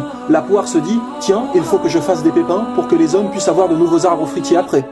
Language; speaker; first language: French; native; French